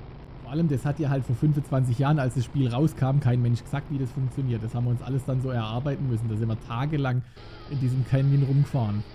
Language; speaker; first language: German; native; German